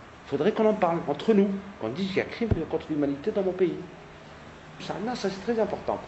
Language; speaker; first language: French; non-native, local second language; Kabyle